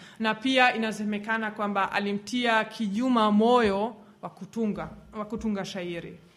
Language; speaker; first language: Swahili; non-native, fluent; German